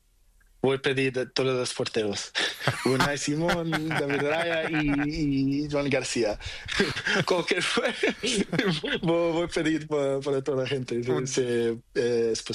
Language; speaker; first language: Spanish; non-native, learner; Portuguese